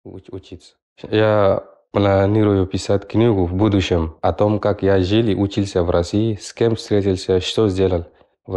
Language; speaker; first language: Russian; non-native, learner; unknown